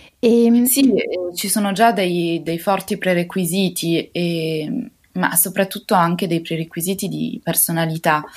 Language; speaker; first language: Italian; native; Italian